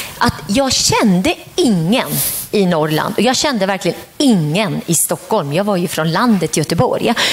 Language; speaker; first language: Swedish; early bilingual, other home language; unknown